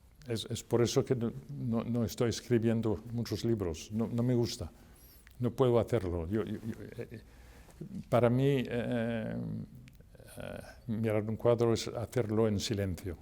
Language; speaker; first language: Spanish; non-native, fluent; French